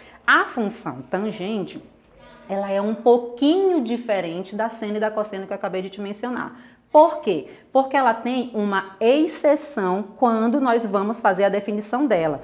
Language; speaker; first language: Portuguese; native; Portuguese